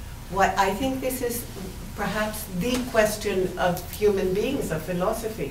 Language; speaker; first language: English; native; English